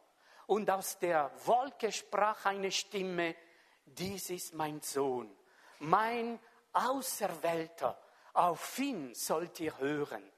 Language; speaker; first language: German; non-native, fluent; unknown